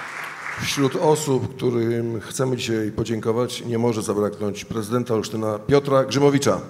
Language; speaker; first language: Polish; native; Polish